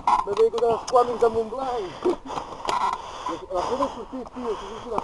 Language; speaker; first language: Catalan; native; Catalan